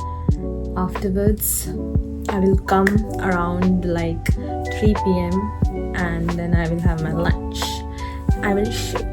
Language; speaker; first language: English; non-native, local second language; Hindi